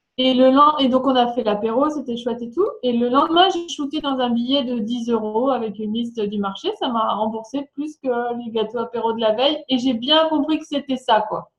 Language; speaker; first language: French; native; French